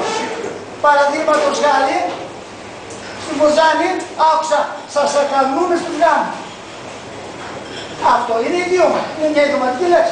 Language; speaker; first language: Greek; non-native, local second language; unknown